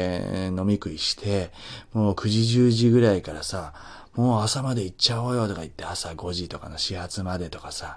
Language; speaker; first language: Japanese; native; Japanese